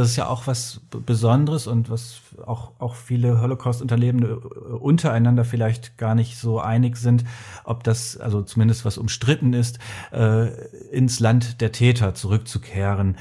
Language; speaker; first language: German; native; German